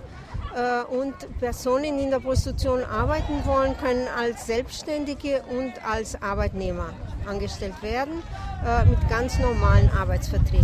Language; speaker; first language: German; non-native, fluent; Portuguese